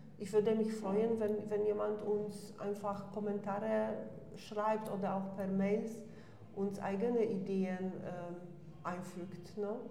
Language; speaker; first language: German; non-native, fluent; Polish